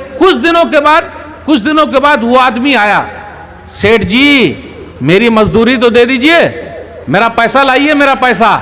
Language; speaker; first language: Hindi; native; Hindi